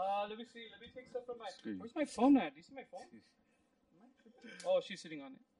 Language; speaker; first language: English; early bilingual, other home language; Spanish